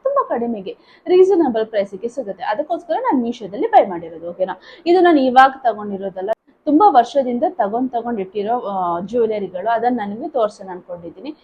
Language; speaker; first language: Kannada; native; Kannada